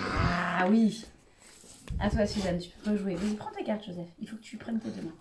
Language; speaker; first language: French; native; French